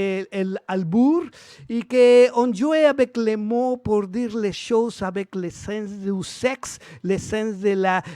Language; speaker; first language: French; non-native, learner; Spanish